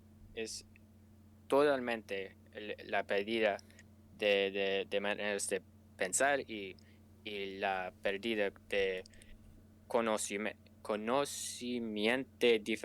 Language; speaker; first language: Spanish; non-native, learner; English